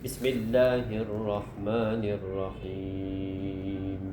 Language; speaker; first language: Arabic; non-native, fluent; Malay